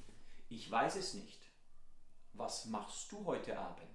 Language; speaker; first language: German; non-native, fluent; Italian